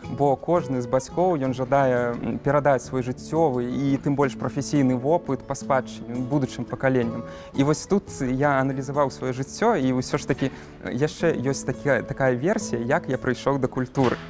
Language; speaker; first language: Belarusian; native; Belarusian